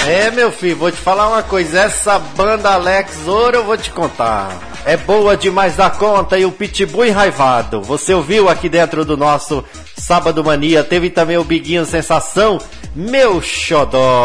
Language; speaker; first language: Portuguese; native; Portuguese